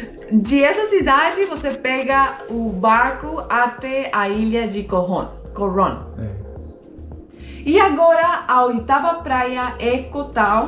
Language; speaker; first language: Portuguese; non-native, fluent; Spanish